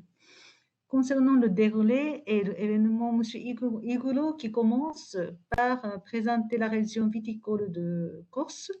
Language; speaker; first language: French; non-native, fluent; Japanese